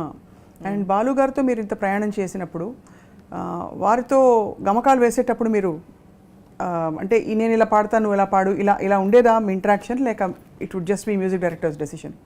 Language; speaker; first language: Telugu; native; Telugu